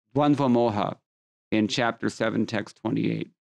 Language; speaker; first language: English; native; English